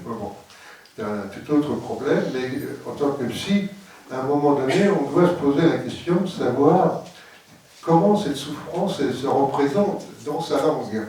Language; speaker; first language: French; native; French